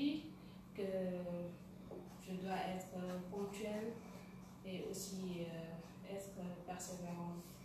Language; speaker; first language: French; non-native, local second language; Wolof